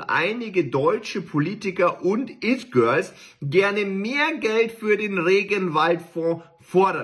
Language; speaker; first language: German; native; German